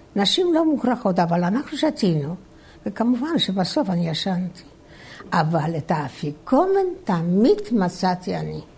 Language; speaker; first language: Hebrew; non-native, fluent; Polish